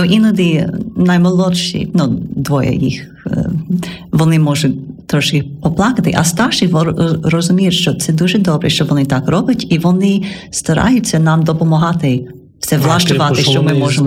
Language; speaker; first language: Ukrainian; non-native, learner; English